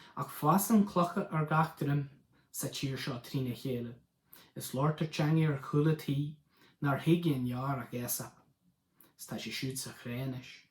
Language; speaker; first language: Irish; non-native, local second language; English